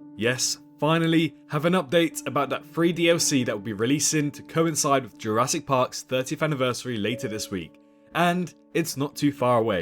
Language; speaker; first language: English; native; English